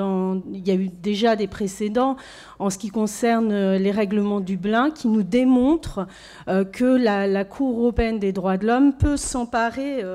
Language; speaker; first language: French; native; French